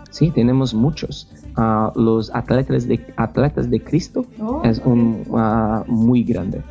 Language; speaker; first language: Spanish; non-native, fluent; Portuguese